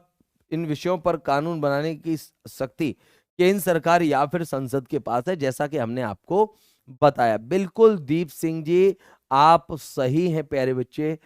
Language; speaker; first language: Hindi; native; Hindi